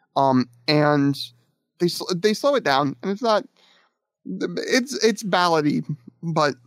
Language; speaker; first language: English; native; English